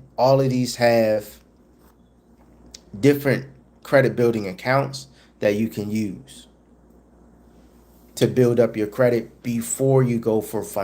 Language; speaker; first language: English; native; English